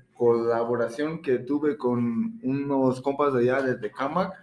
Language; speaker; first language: Spanish; early bilingual, heritage; Spanish